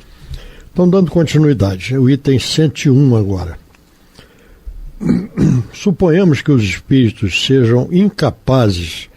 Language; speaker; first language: Portuguese; native; Portuguese